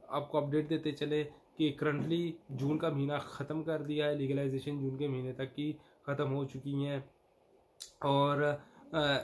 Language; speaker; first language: Urdu; non-native, local second language; Punjabi